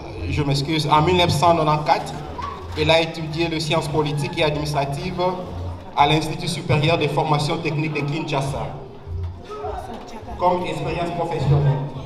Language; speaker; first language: French; non-native, local second language; Lingala